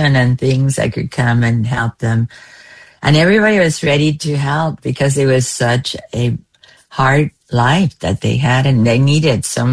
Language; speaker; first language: English; non-native, fluent; Spanish